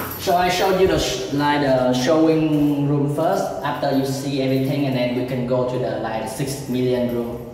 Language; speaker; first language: English; non-native, learner; Vietnamese